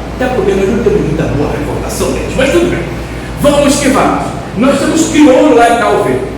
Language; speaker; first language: Portuguese; native; Portuguese